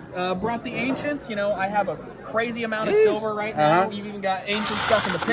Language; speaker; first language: English; native; English